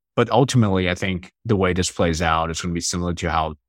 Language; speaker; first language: English; non-native, fluent; Chinese